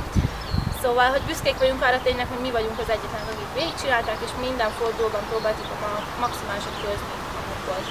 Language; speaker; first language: Hungarian; native; Hungarian